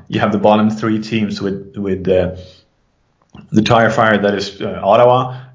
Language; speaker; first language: English; non-native, fluent; Swedish